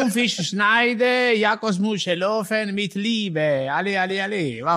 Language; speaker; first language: German; non-native, learner; Italian